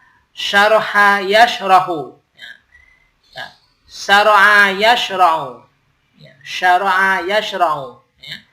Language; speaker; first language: Arabic; non-native, fluent; Indonesian